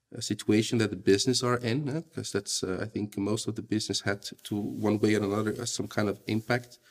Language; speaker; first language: English; non-native, fluent; Portuguese